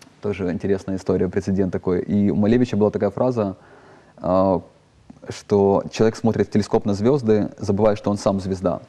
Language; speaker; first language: Russian; native; Russian